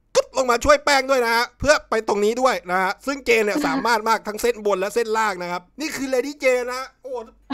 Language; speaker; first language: Thai; native; Thai